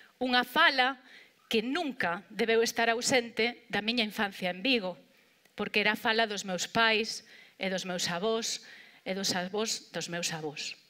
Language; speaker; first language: Galician; non-native, local second language; Spanish